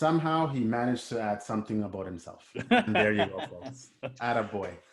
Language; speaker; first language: English; native; English